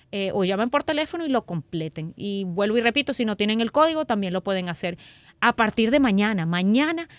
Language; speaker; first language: Spanish; native; Spanish